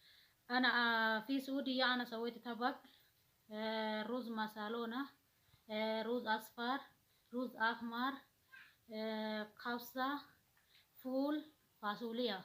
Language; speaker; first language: Arabic; non-native, learner; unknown